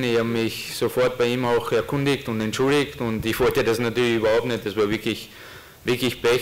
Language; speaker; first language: German; native; German